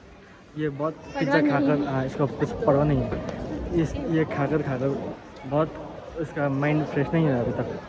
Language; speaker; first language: Hindi; non-native, local second language; Nepali